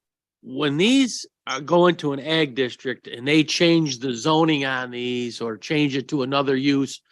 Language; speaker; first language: English; native; English